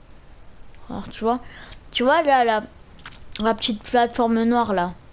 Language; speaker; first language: French; native; French